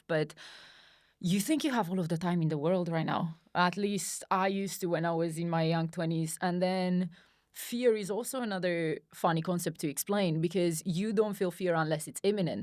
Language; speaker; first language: English; non-native, fluent; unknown